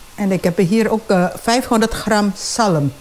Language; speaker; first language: Dutch; non-native, fluent; Indonesian